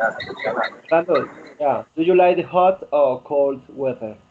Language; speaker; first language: English; non-native, learner; Spanish